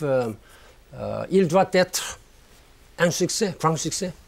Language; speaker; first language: French; non-native, learner; Korean